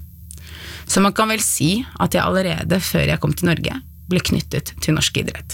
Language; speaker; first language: Norwegian; early bilingual, other home language; Arabic